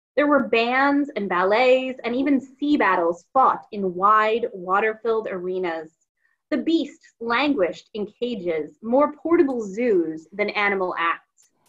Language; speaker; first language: English; native; English